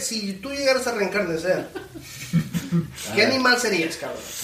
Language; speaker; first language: Spanish; early bilingual, heritage; Spanish